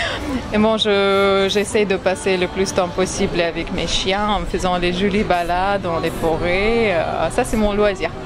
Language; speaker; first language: French; non-native, fluent; Russian